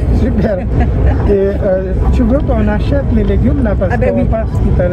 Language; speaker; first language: French; non-native, fluent; Hindi